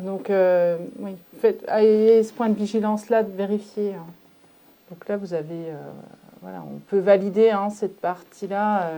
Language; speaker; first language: French; native; French